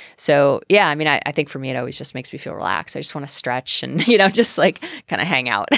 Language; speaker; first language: English; native; English